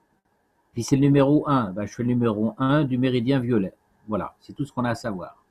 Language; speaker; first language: French; native; French